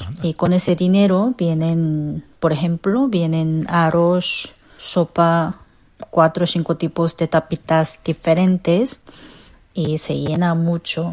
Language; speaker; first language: Spanish; non-native, fluent; Korean